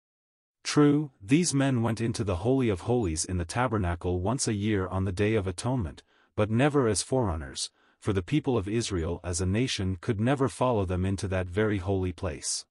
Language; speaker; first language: English; native; English